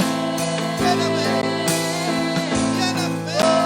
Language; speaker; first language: Spanish; native; Spanish